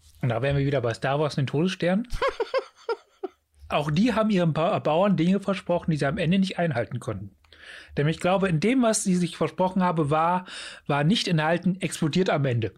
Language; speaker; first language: German; native; German